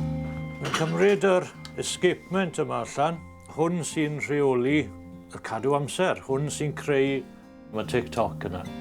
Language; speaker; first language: Welsh; native; Welsh